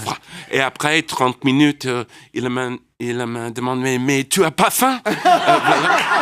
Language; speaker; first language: French; non-native, learner; English